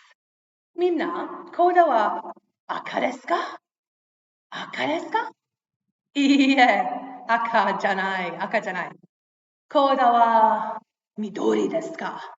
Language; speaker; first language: Japanese; non-native, learner; English